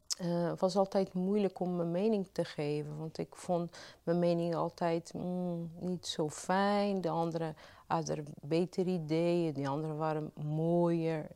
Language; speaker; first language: Dutch; non-native, fluent; Portuguese